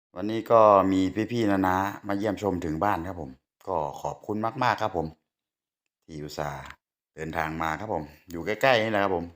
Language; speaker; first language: Thai; native; Thai